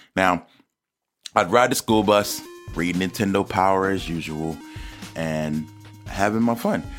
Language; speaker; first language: English; native; English